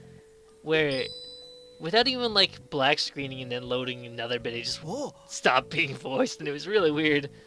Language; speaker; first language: English; native; English